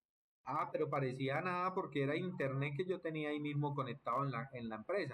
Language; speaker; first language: Spanish; native; Spanish